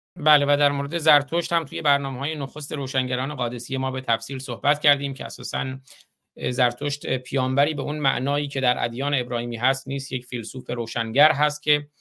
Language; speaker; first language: Persian; native; Persian